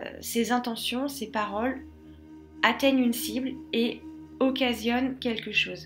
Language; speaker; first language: French; native; French